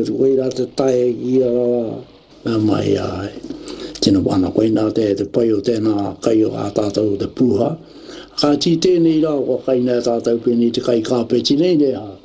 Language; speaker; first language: Māori; native; Māori